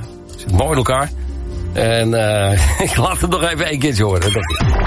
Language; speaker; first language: Dutch; native; Dutch